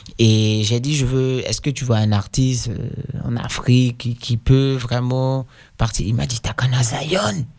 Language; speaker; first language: French; non-native, fluent; Dutch